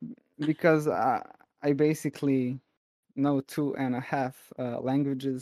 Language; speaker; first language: English; non-native, fluent; Serbian